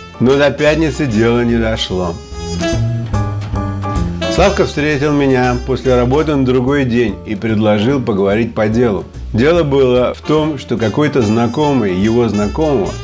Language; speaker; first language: Russian; native; Russian